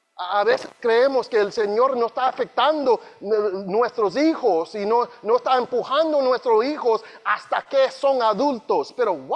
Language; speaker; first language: Spanish; non-native, learner; English